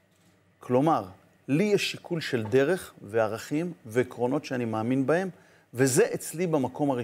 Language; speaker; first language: Hebrew; native; Hebrew